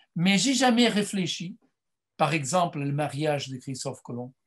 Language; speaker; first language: French; non-native, fluent; Portuguese